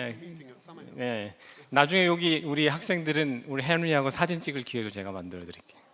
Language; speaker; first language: Korean; native; Korean